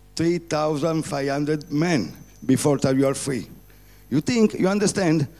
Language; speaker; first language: English; non-native, learner; Italian